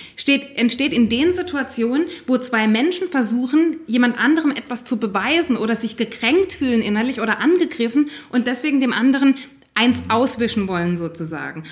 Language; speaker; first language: German; native; German